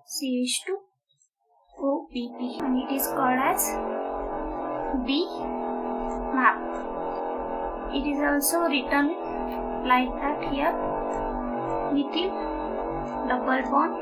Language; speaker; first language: English; non-native, local second language; Marathi